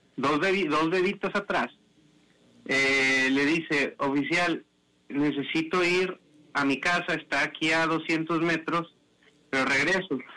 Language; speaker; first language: Spanish; native; Spanish